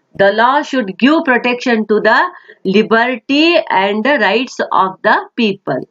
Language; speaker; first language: English; non-native, local second language; Kannada